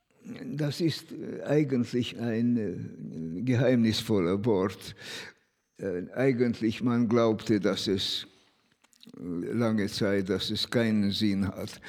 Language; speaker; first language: German; non-native, fluent; Hungarian